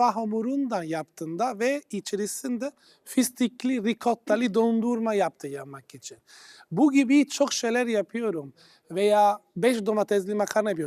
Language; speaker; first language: Turkish; non-native, fluent; Italian